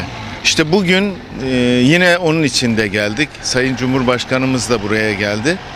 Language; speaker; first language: Turkish; native; Turkish